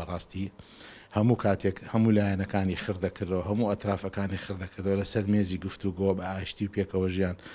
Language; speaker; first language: Central Kurdish; non-native, local second language; Azerbaijani